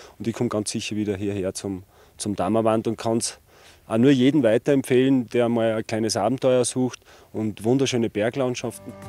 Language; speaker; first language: German; native; German